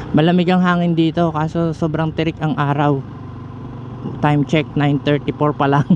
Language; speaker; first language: Filipino; native; Filipino